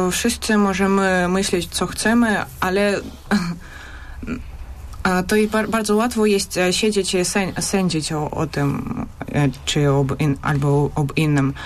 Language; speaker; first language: Polish; non-native, learner; Russian